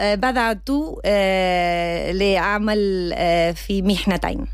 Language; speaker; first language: Arabic; non-native, learner; Spanish